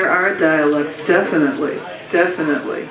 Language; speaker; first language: English; native; English